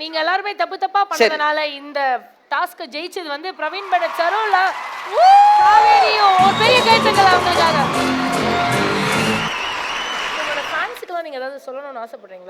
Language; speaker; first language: Tamil; native; Tamil